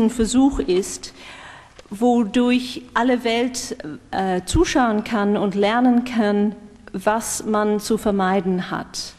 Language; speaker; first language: German; non-native, fluent; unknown